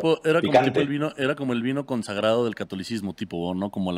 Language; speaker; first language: Spanish; native; Spanish